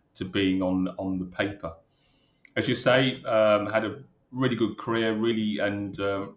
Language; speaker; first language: English; native; English